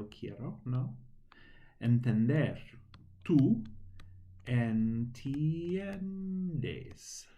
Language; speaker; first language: Spanish; non-native, fluent; English